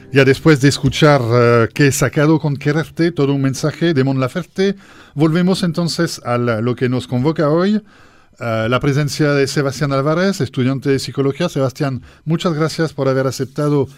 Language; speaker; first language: Spanish; non-native, fluent; French